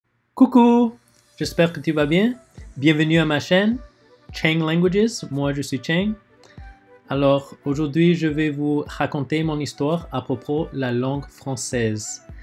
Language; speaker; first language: French; early bilingual, other home language; Chinese